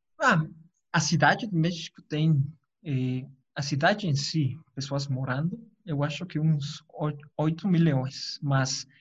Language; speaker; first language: Portuguese; non-native, fluent; Spanish